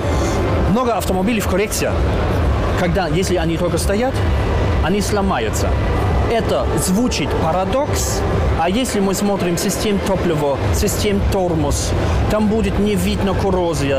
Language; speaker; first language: Russian; non-native, learner; German